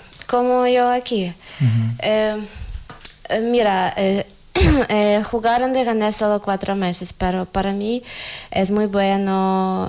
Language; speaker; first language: Spanish; non-native, learner; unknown